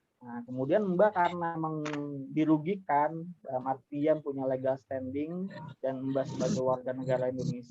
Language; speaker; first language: Indonesian; native; Indonesian